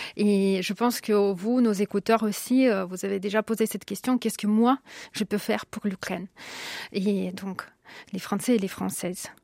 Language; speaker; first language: French; non-native, fluent; Ukrainian